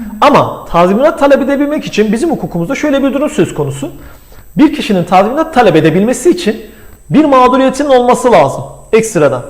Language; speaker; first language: Turkish; native; Turkish